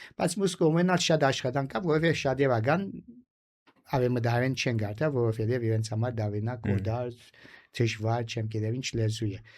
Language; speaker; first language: Armenian; early bilingual, heritage; Armenian